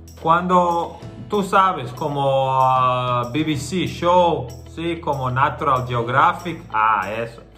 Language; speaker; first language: Spanish; non-native, learner; Croatian